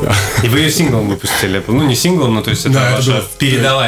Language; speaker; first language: Russian; native; Russian